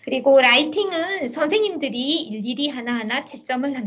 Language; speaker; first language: Korean; native; Korean